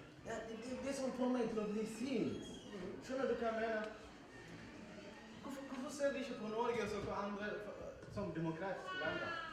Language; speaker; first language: Norwegian; non-native, learner; Oromo